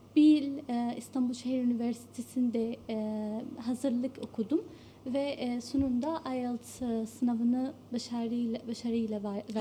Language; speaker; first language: Turkish; non-native, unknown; Arabic